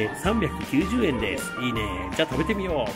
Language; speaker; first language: Japanese; native; Japanese